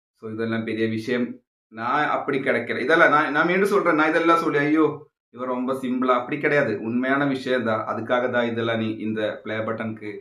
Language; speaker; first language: Tamil; non-native, local second language; Malayalam